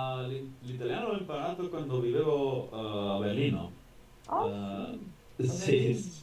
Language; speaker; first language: Italian; non-native, learner; Basque